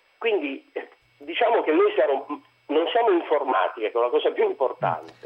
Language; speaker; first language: Italian; native; Italian